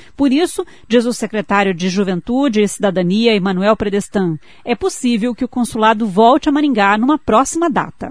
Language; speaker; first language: Portuguese; native; Portuguese